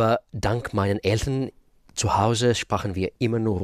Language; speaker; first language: German; non-native, fluent; Russian